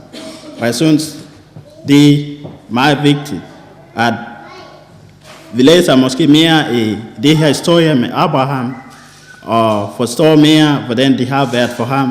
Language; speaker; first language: Danish; non-native, fluent; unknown